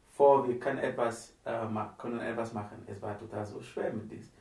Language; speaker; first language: German; non-native, fluent; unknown